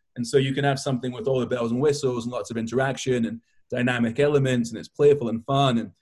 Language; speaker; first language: English; native; English